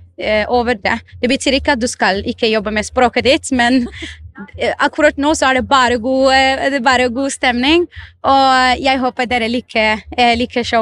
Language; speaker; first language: Norwegian; non-native, fluent; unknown